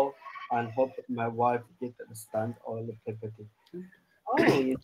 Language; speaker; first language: English; non-native, learner; Chinese